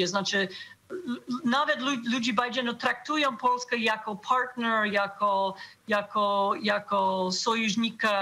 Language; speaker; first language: Polish; non-native, fluent; English